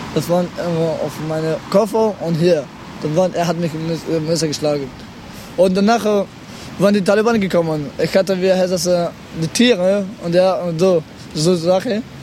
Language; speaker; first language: German; non-native, learner; Pashto